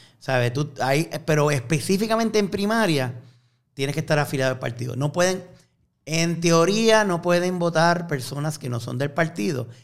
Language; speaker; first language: Spanish; native; Spanish